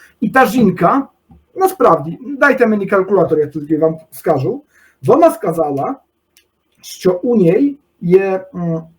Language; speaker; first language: Polish; non-native, learner; Ukrainian